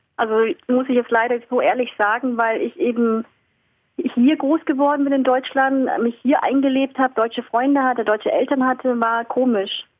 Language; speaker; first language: German; early bilingual, other home language; Vietnamese